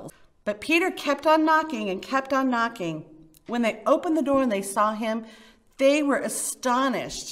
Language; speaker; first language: English; native; English